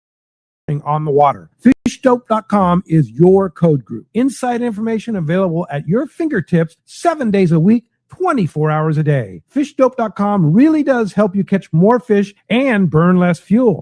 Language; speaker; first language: English; native; English